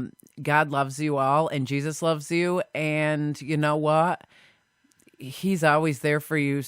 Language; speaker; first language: English; native; English